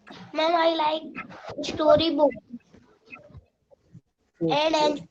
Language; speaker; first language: English; non-native, learner; Hindi